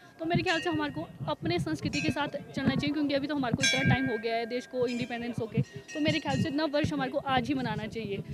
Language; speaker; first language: Hindi; native; Hindi